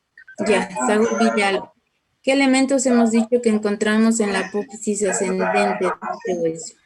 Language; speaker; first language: Spanish; native; Spanish